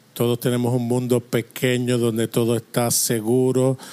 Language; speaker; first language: Spanish; non-native, fluent; English